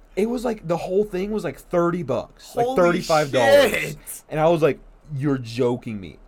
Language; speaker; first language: English; native; English